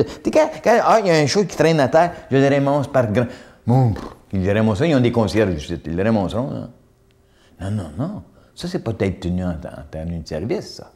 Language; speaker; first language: French; native; French